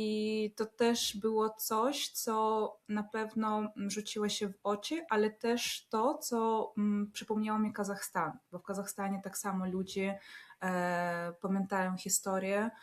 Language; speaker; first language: Polish; non-native, fluent; Russian